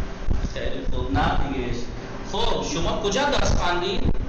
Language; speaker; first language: Persian; non-native, fluent; Urdu